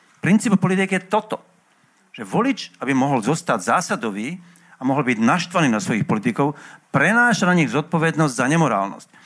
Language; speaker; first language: Slovak; native; Slovak